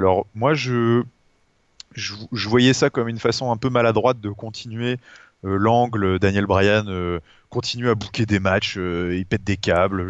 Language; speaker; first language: French; native; French